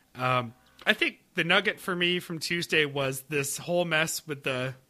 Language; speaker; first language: English; native; English